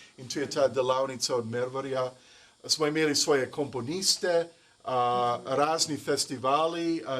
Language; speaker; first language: Slovenian; early bilingual, heritage; English